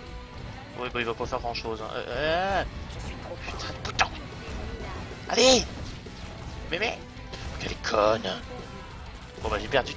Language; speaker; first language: French; native; French